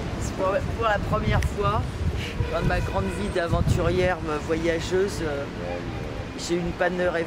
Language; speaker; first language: French; native; French